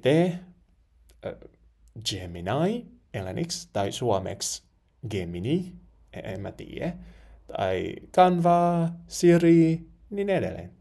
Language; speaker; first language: Finnish; non-native, learner; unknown